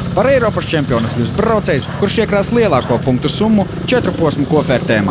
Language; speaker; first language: Latvian; native; Latvian